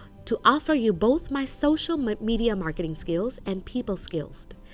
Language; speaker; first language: English; non-native, fluent; Vietnamese